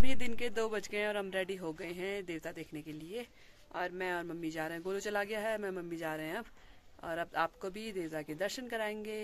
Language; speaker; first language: Hindi; native; Hindi